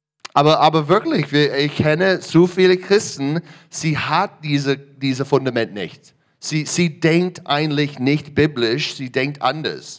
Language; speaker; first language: German; non-native, learner; English